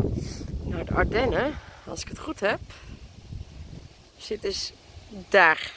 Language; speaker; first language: Dutch; native; Dutch